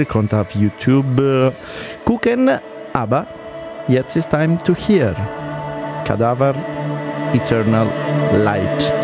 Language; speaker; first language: German; non-native, fluent; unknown